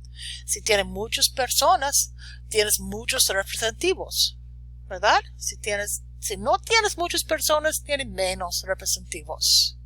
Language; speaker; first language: Spanish; non-native, learner; English